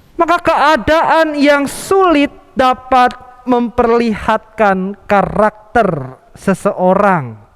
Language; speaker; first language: Indonesian; native; Indonesian